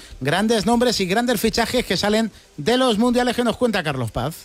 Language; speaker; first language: Spanish; native; Spanish